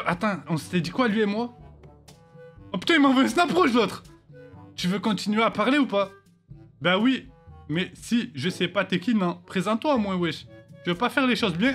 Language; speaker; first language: French; native; French